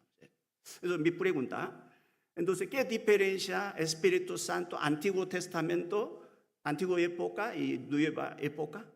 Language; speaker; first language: Spanish; non-native, learner; Korean